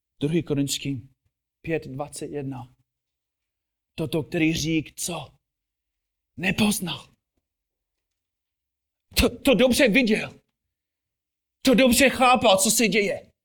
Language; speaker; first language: Czech; non-native, fluent; English